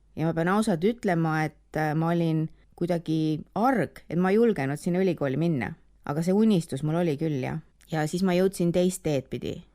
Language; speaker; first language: Estonian; native; Estonian